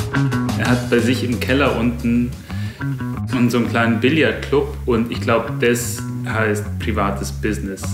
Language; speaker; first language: German; native; German